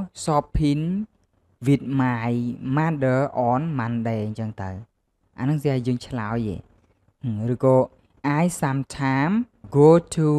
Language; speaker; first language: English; non-native, learner; Khmer